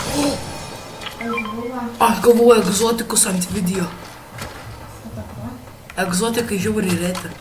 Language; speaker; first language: Lithuanian; early bilingual, heritage; Lithuanian